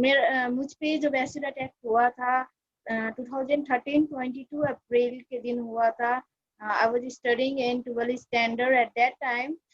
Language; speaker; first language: Hindi; non-native, fluent; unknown